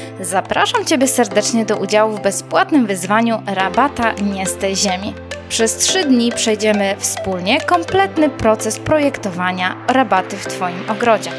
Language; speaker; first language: Polish; native; Polish